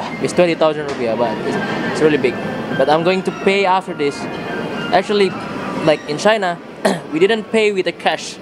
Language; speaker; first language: English; non-native, learner; Indonesian